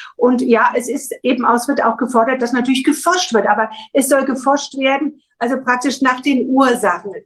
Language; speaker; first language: German; native; German